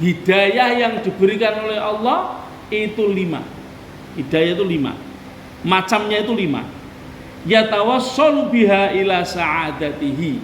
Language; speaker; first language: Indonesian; non-native, local second language; Javanese